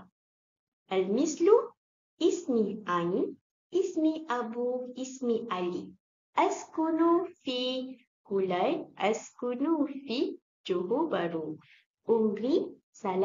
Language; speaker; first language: Arabic; non-native, learner; Malay